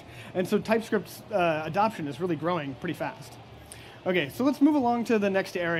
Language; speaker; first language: English; native; English